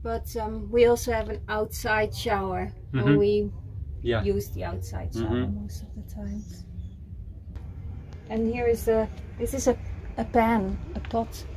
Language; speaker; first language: English; non-native, fluent; German